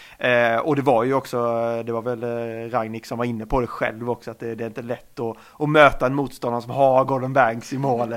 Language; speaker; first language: Swedish; native; Swedish